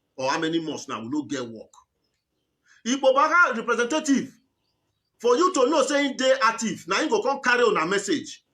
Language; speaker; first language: Nigerian Pidgin; native; Nigerian Pidgin